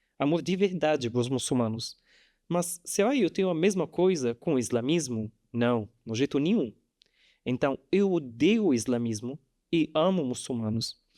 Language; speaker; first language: Portuguese; non-native, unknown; Arabic